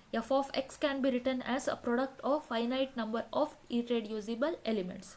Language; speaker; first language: English; non-native, local second language; Kannada